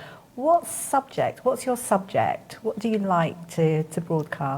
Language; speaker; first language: English; native; English